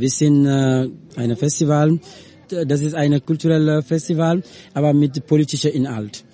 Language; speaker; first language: German; non-native, learner; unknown